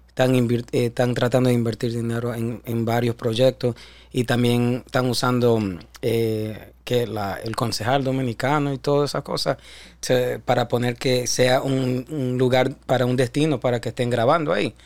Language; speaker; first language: Spanish; early bilingual, heritage; Spanish